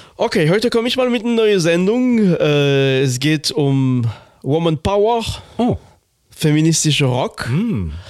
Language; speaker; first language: German; non-native, fluent; French